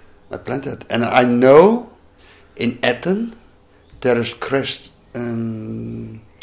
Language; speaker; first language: English; non-native, learner; Dutch